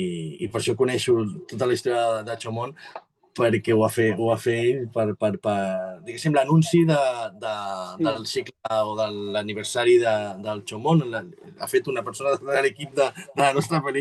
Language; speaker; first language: Catalan; native; Catalan